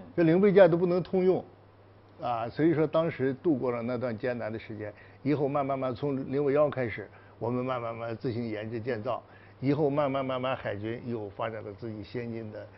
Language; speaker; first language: Chinese; native; Chinese